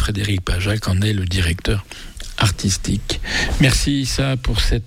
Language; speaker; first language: French; native; French